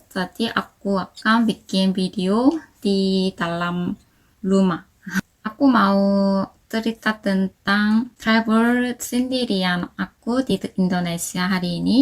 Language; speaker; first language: Indonesian; non-native, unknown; Korean